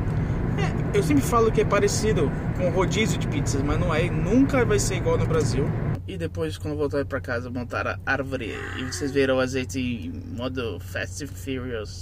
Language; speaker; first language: Portuguese; native; Portuguese